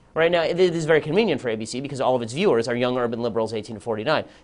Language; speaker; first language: English; native; English